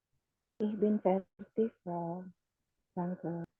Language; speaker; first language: German; non-native, learner; Indonesian